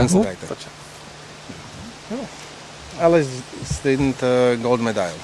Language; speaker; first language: German; non-native, learner; Slovak